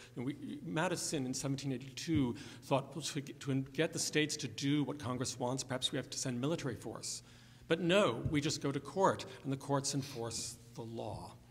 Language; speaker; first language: English; native; English